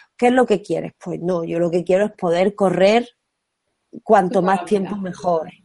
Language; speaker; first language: Spanish; native; Spanish